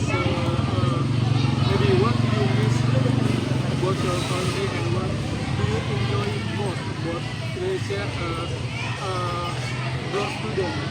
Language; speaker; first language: English; non-native, learner; Indonesian